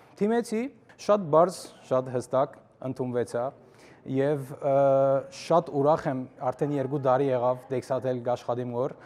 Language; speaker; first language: Armenian; early bilingual, heritage; Armenian